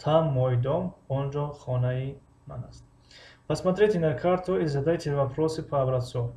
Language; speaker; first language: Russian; non-native, fluent; Tajik